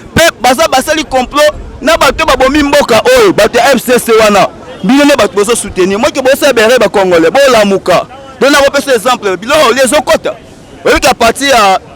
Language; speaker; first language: Lingala; non-native, local second language; Kituba (Democratic Republic of Congo)